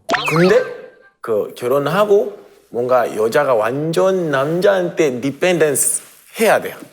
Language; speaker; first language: Korean; non-native, learner; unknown